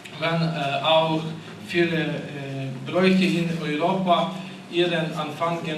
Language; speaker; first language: German; non-native, learner; Ukrainian